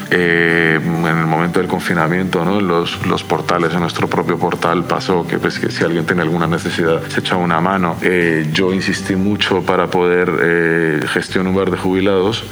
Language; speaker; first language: Spanish; native; Spanish